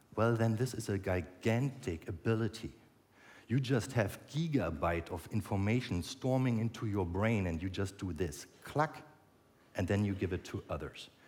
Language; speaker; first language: English; non-native, fluent; German